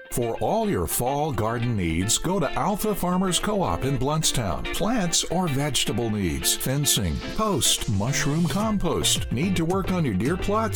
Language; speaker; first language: English; native; English